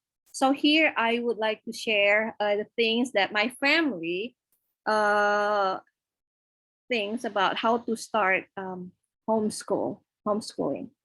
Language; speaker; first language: English; non-native, fluent; Indonesian